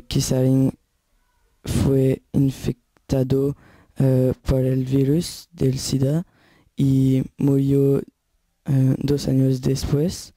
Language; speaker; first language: Spanish; non-native, learner; French